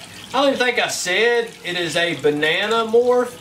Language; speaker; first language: English; native; English